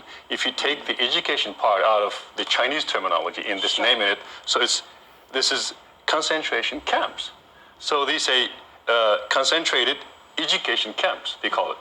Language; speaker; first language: English; non-native, fluent; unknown